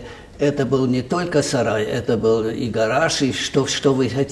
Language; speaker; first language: Russian; non-native, fluent; German